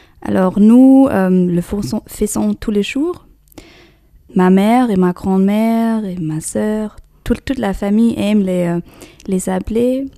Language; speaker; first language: French; non-native, fluent; German